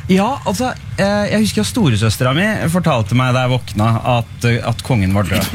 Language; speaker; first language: Norwegian; early bilingual, other home language; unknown